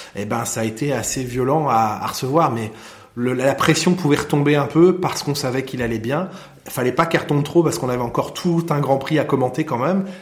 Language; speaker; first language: French; native; French